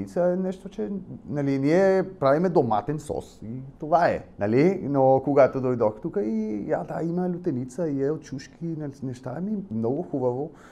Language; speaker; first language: Bulgarian; non-native, learner; Spanish